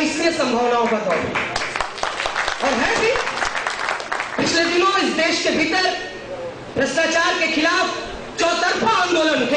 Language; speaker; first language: Hindi; native; Hindi